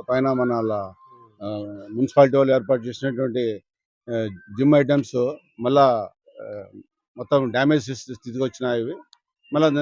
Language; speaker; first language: Telugu; native; Telugu